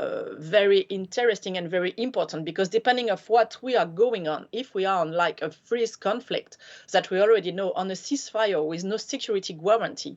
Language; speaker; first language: English; non-native, fluent; French